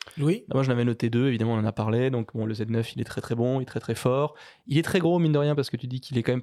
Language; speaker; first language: French; native; French